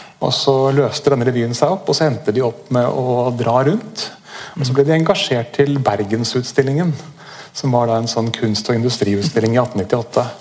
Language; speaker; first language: Norwegian; native; Norwegian